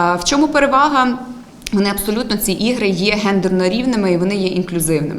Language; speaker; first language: Ukrainian; native; Ukrainian